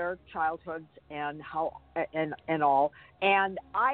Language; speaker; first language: English; native; English